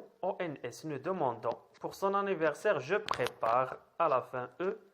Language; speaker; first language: French; non-native, local second language; Arabic